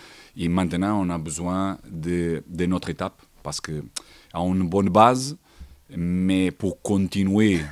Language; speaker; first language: French; non-native, fluent; Portuguese